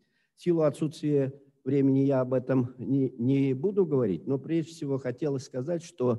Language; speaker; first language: Russian; native; Russian